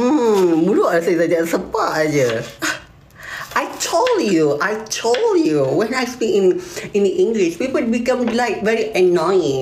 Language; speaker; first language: English; non-native, learner; Malay